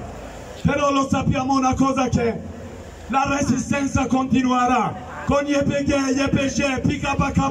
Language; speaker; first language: Italian; non-native, learner; Kurdish